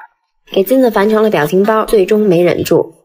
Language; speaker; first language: Chinese; native; Chinese